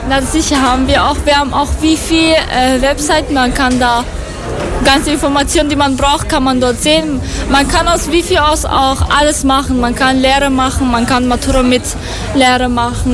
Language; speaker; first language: German; non-native, fluent; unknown